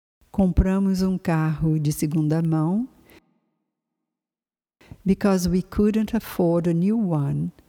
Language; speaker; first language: Portuguese; native; Portuguese